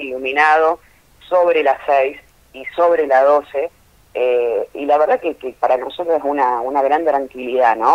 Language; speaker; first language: Spanish; native; Spanish